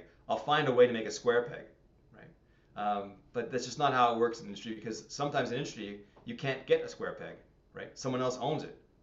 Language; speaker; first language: English; native; English